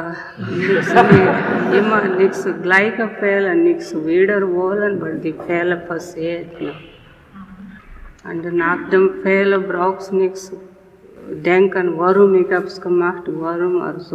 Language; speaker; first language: German; non-native, learner; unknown